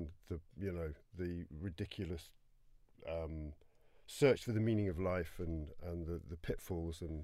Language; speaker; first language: English; native; English